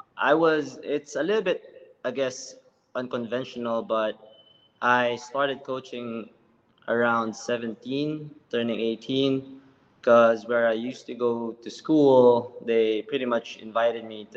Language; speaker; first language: English; non-native, local second language; Filipino